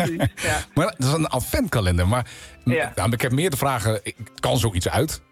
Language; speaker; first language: Dutch; native; Dutch